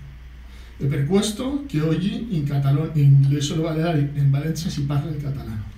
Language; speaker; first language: Italian; non-native, fluent; Catalan